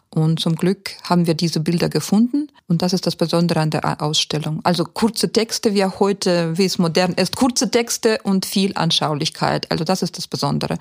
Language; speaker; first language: German; early bilingual, heritage; German